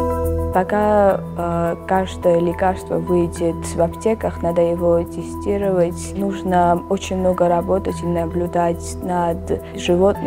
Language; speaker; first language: Russian; non-native, local second language; Georgian